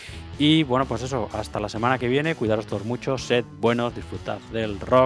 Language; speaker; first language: Spanish; native; Spanish